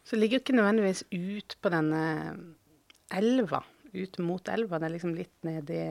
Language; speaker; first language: Norwegian; native; Norwegian